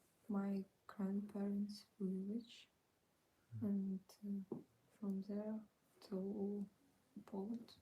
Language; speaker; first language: English; non-native, learner; Ukrainian